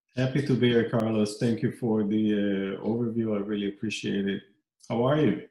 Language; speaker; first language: English; non-native, fluent; Hebrew